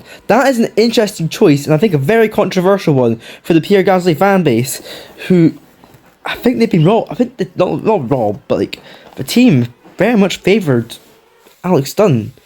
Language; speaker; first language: English; native; English